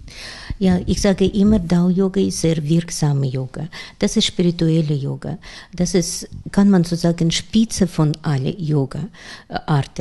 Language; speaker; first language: German; non-native, learner; Russian